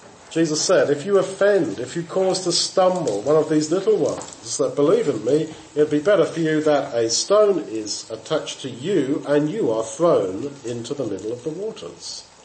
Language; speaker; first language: English; native; English